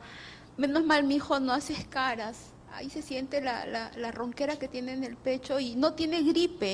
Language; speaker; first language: Spanish; native; Spanish